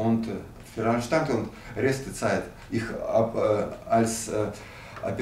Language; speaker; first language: German; non-native, learner; Russian